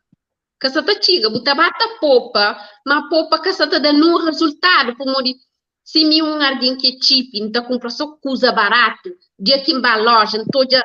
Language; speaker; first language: Portuguese; non-native, learner; Kabuverdianu